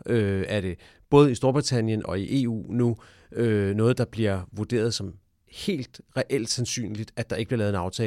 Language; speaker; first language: Danish; native; Danish